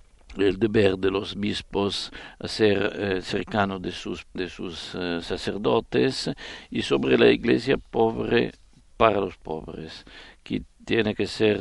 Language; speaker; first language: Spanish; non-native, fluent; Italian